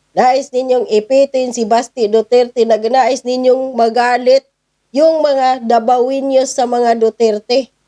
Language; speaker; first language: Filipino; non-native, local second language; Cebuano